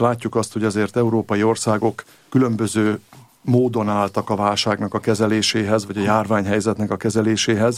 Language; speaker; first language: Hungarian; native; Hungarian